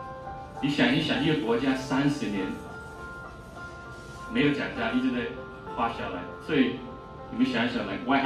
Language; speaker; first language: Chinese; non-native, fluent; English